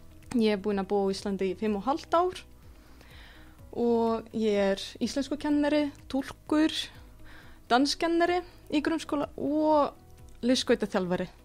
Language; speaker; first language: Icelandic; non-native, fluent; Russian